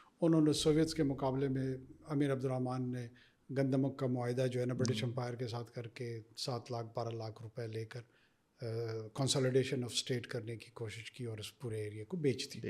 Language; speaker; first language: Urdu; non-native, local second language; Pashto